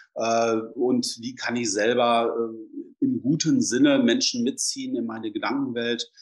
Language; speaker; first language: German; native; German